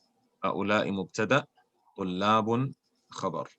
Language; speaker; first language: Arabic; non-native, fluent; English